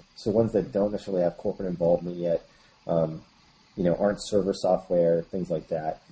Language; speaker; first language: English; native; English